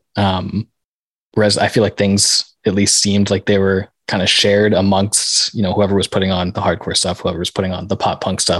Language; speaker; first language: English; native; English